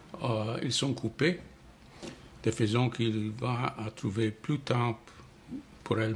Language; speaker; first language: French; non-native, fluent; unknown